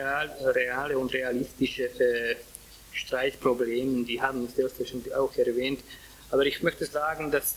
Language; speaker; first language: German; non-native, fluent; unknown